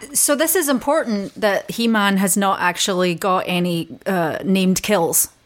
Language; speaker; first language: English; native; English